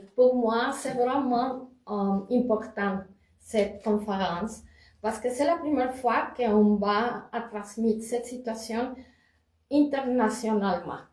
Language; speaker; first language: French; non-native, learner; Spanish